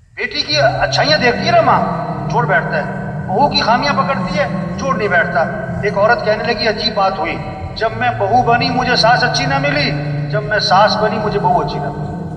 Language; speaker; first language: Urdu; non-native, local second language; Pashto